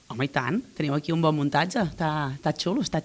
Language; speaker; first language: Catalan; native; Catalan